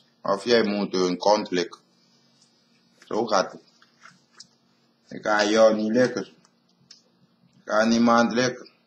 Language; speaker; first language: Dutch; non-native, local second language; Papiamento